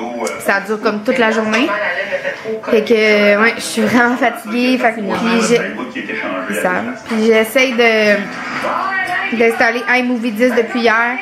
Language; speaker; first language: French; native; French